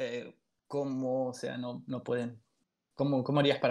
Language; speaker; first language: Spanish; native; Spanish